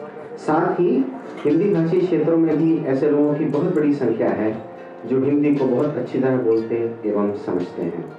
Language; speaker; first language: Hindi; native; Hindi